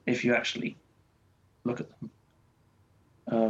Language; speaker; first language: English; native; English